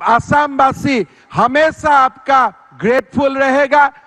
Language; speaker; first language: Hindi; non-native, local second language; Assamese